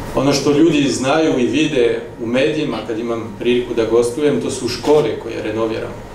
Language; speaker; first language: Bosnian; non-native, fluent; French